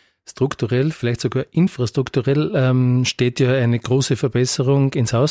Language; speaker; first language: German; native; German